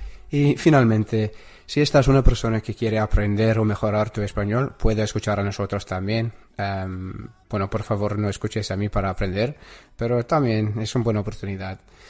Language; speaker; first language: Spanish; non-native, learner; English